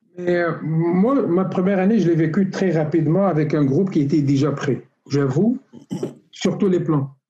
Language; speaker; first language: French; non-native, local second language; Arabic